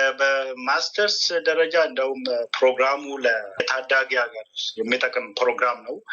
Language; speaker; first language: Amharic; non-native, local second language; Oromo